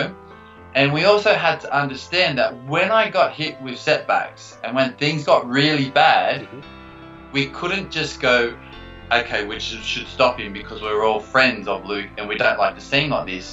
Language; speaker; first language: English; native; English